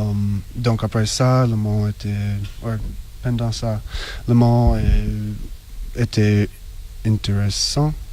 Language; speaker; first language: French; non-native, learner; English